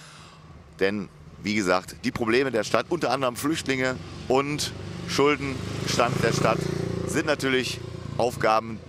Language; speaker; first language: German; native; German